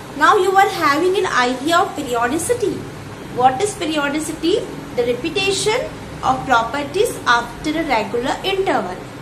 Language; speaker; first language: English; non-native, local second language; Hindi